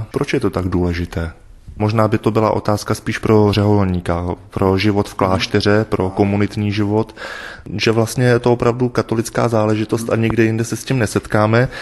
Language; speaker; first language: Czech; native; Czech